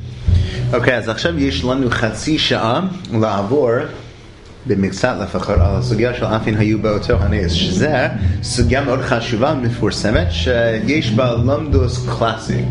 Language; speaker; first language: Hebrew; non-native, fluent; English